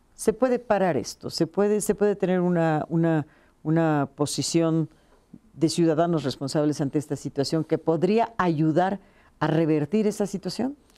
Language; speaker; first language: Spanish; native; Spanish